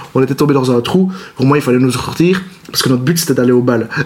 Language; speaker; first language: French; native; French